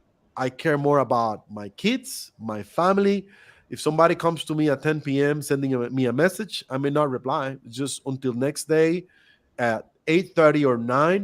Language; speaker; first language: English; non-native, fluent; Spanish